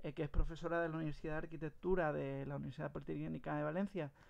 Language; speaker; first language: Spanish; native; Spanish